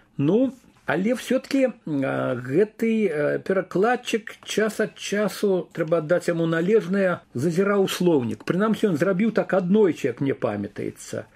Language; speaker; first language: Belarusian; native; Belarusian